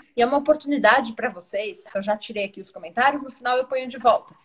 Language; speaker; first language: Portuguese; native; Portuguese